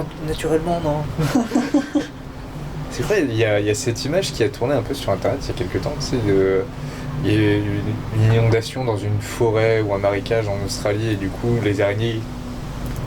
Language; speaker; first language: French; native; French